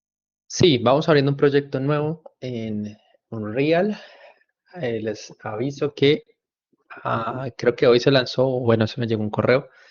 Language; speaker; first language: Spanish; native; Spanish